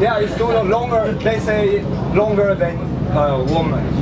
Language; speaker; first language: English; non-native, fluent; Chinese